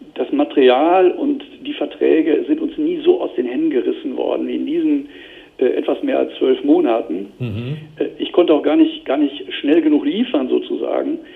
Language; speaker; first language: German; native; German